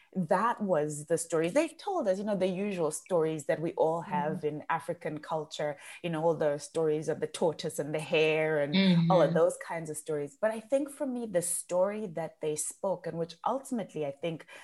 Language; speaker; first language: English; non-native, local second language; Shona